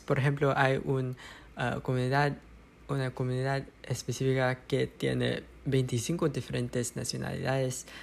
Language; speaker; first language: Spanish; non-native, learner; English